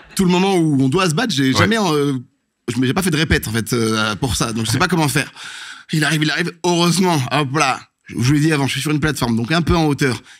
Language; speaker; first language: French; native; French